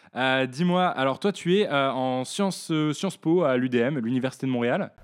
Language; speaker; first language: French; native; French